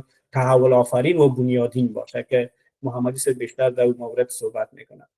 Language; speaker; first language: Persian; native; Persian